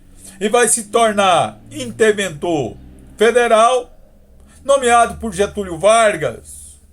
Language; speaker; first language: Portuguese; native; Portuguese